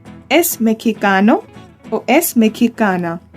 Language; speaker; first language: Spanish; non-native, learner; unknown